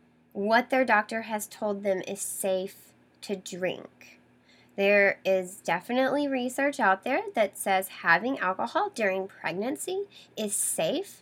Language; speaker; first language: English; native; English